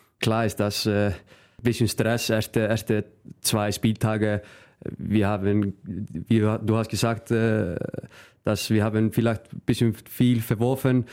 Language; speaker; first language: German; non-native, fluent; Icelandic